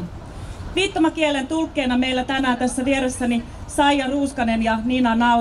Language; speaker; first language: Finnish; native; Finnish